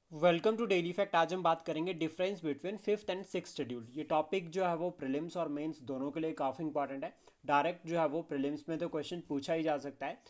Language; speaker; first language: Hindi; native; Hindi